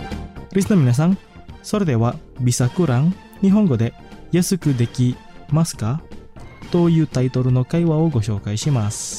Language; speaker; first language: Japanese; non-native, fluent; Indonesian